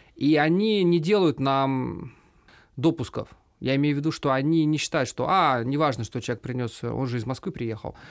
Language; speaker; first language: Russian; native; Russian